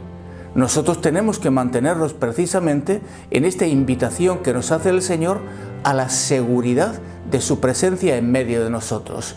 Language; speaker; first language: Spanish; native; Spanish